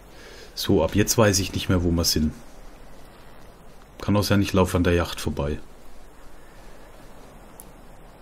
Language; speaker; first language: German; native; German